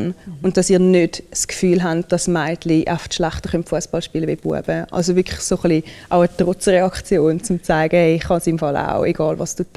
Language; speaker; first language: German; early bilingual, other home language; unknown